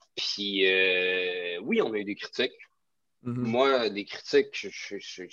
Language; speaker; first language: French; native; French